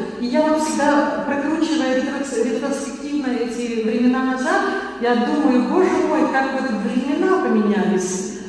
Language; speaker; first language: Russian; non-native, local second language; Karachay-Balkar